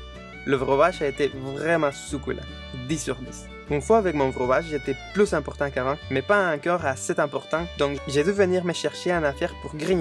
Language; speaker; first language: French; non-native, fluent; Spanish